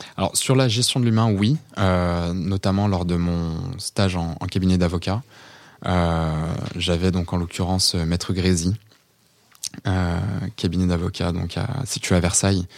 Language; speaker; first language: French; early bilingual, other home language; Portuguese